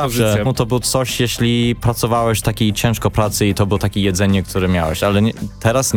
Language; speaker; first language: Polish; non-native, learner; English